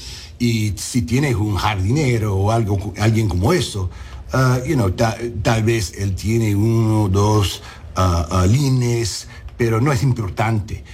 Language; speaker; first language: Spanish; non-native, learner; English